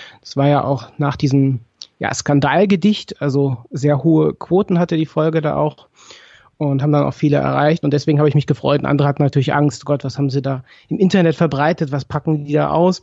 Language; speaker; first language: German; native; German